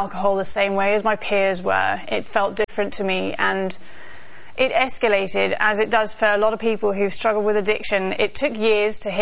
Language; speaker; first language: English; native; English